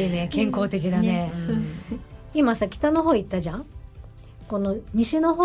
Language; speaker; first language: Japanese; native; Japanese